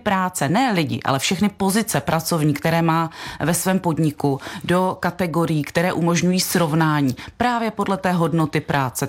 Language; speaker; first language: Czech; native; Czech